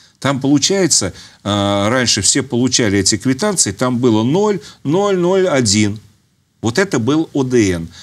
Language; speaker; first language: Russian; native; Russian